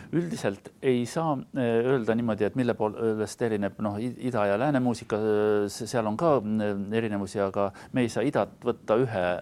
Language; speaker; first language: Estonian; native; Estonian